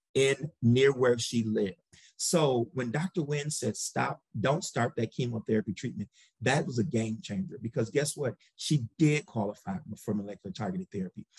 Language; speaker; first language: English; native; English